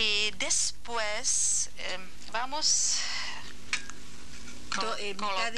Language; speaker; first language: Spanish; non-native, learner; Czech